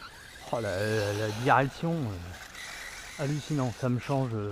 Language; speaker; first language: French; native; French